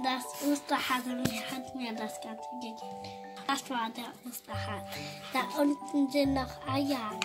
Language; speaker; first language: German; early bilingual, other home language; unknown